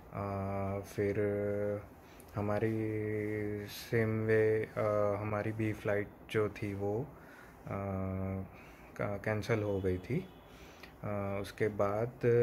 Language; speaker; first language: Hindi; non-native, local second language; Gujarati